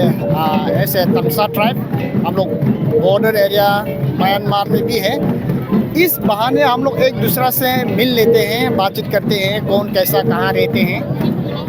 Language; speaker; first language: Hindi; non-native, local second language; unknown